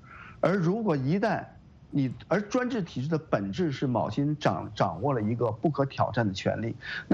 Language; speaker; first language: Chinese; native; Chinese